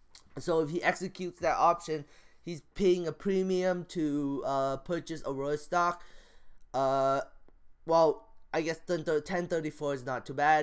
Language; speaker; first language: English; native; English